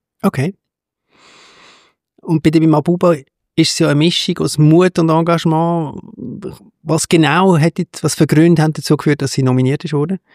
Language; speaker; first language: German; native; German